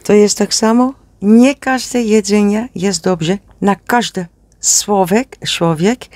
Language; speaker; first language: Polish; non-native, learner; Dutch